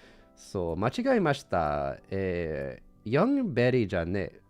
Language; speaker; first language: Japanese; non-native, learner; English